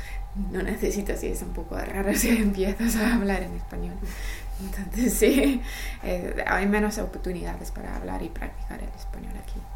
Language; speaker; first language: Spanish; non-native, fluent; English